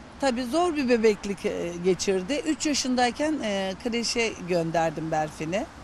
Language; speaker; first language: Turkish; native; Turkish